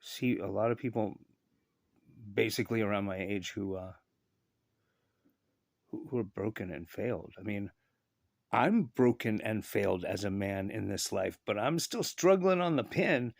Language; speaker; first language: English; native; English